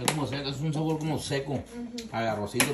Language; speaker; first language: Spanish; native; Spanish